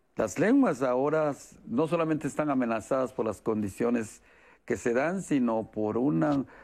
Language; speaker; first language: Spanish; non-native, local second language; Yucateco